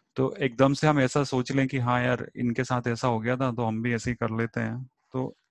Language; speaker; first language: Hindi; native; Hindi